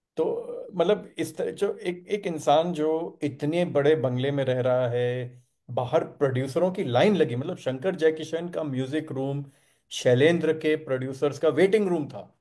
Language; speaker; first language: Hindi; native; Hindi